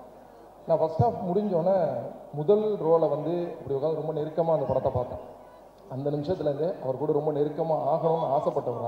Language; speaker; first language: Tamil; native; Tamil